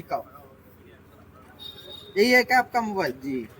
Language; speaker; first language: Hindi; non-native, local second language; Kannada